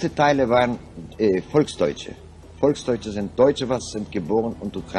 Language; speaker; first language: German; non-native, local second language; Yiddish